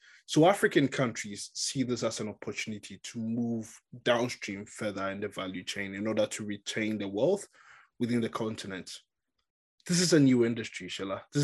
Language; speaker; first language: English; non-native, local second language; Akan